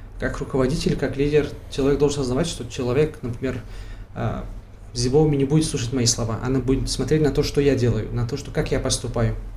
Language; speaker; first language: Russian; non-native, local second language; Tajik